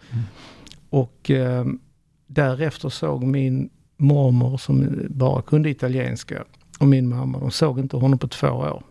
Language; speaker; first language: Swedish; early bilingual, other home language; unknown